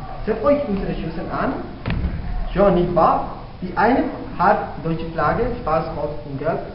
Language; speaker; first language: German; non-native, learner; Spanish